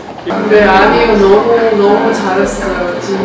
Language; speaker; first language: Korean; non-native, fluent; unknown